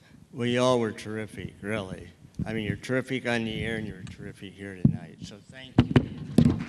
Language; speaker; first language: English; native; English